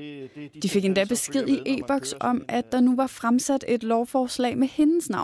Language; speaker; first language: Danish; native; Danish